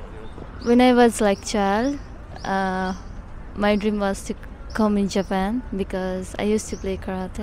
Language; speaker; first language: English; non-native, fluent; Nepali